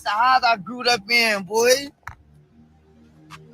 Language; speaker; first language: English; native; English